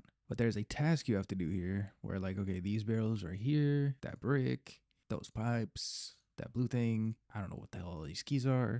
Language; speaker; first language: English; native; English